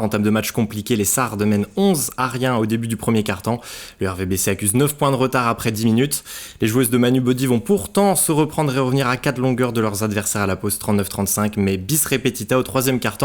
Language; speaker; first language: French; native; French